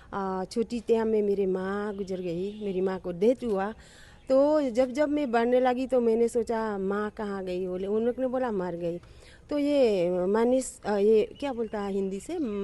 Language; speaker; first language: Hindi; non-native, learner; Nepali